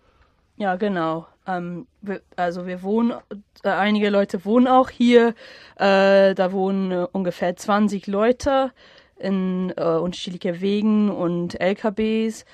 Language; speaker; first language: German; non-native, fluent; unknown